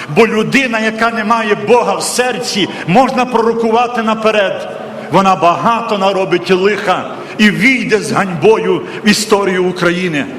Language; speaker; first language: Ukrainian; native; Ukrainian